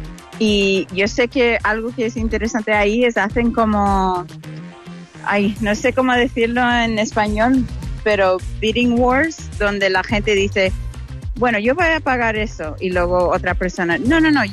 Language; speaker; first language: Spanish; non-native, fluent; English